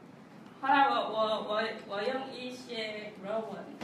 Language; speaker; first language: Chinese; non-native, learner; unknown